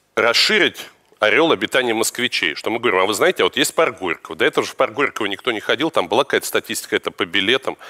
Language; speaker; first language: Russian; native; Russian